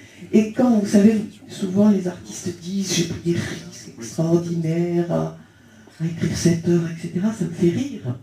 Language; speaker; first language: French; early bilingual, other home language; Spanish